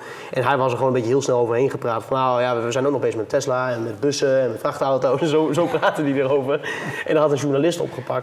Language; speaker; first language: Dutch; native; Dutch